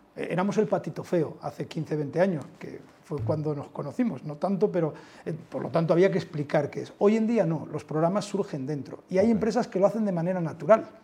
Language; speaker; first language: Spanish; native; Spanish